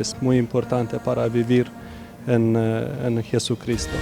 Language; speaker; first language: Spanish; non-native, learner; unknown